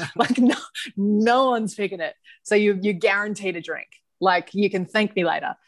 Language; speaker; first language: English; native; English